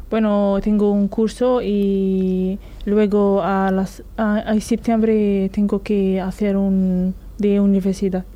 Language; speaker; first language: Spanish; non-native, learner; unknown